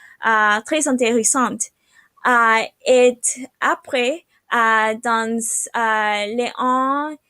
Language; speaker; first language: French; non-native, learner; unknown